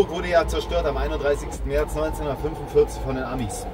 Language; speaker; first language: German; native; German